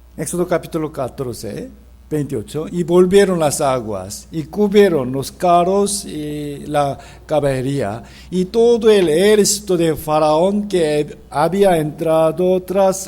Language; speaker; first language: Spanish; non-native, fluent; Korean